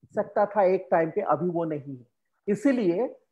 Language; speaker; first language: Hindi; non-native, local second language; Assamese